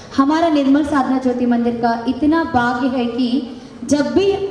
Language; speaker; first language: Hindi; non-native, local second language; Telugu